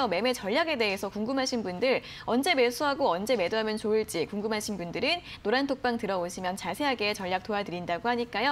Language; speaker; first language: Korean; native; Korean